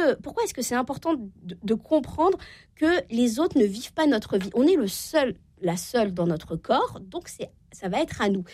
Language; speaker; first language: French; native; French